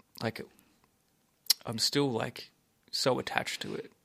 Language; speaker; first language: English; native; English